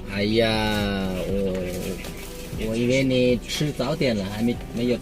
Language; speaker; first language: Chinese; non-native, fluent; Lao